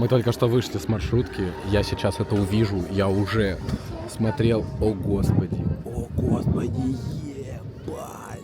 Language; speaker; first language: Russian; native; Russian